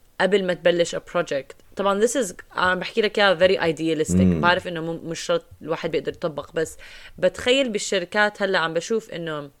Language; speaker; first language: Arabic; native; Arabic